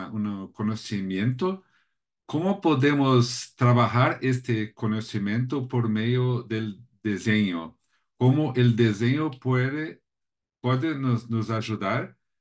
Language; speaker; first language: Spanish; non-native, learner; Portuguese